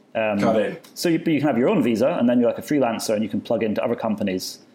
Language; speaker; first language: English; native; English